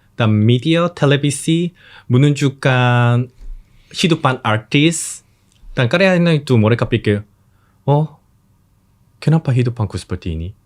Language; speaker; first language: Indonesian; non-native, learner; Korean